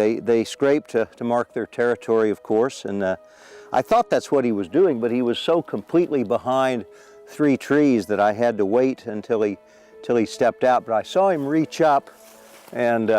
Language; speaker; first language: English; native; English